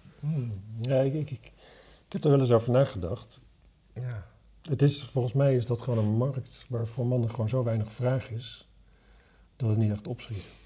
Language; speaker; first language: Dutch; native; Dutch